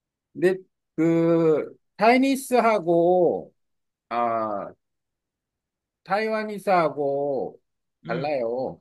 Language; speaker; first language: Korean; non-native, learner; Vietnamese